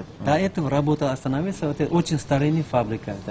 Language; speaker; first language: Russian; non-native, local second language; Uzbek